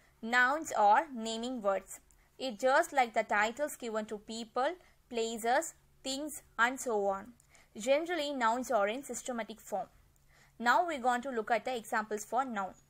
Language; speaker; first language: English; non-native, local second language; Tamil